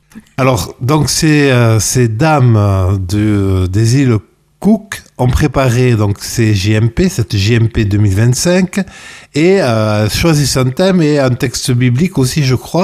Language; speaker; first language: French; native; French